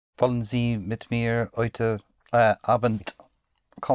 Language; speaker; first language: German; non-native, learner; English